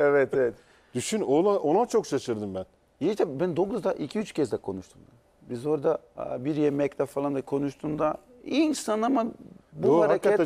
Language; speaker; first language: Turkish; non-native, learner; Portuguese